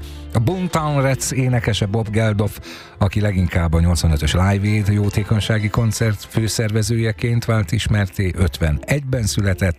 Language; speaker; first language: Hungarian; native; Hungarian